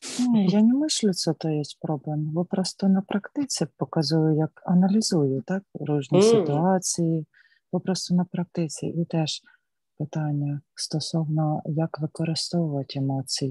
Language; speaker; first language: Polish; non-native, learner; Ukrainian